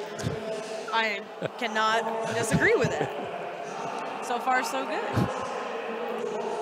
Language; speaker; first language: English; native; English